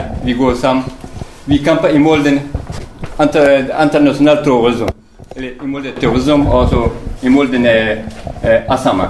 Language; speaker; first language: Danish; non-native, learner; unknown